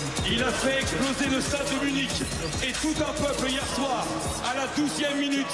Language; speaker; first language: French; native; French